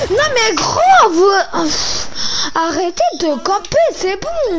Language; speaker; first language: French; native; French